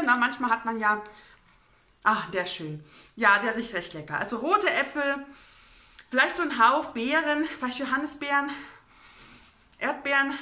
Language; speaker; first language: German; native; German